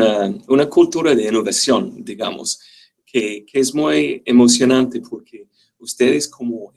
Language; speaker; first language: Spanish; non-native, fluent; English